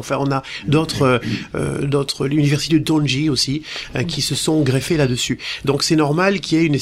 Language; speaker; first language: French; native; French